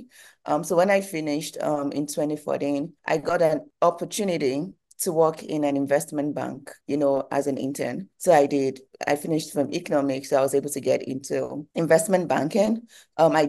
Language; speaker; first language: English; non-native, local second language; Yoruba